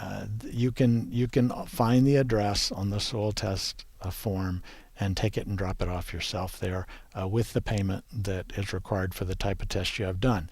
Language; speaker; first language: English; native; English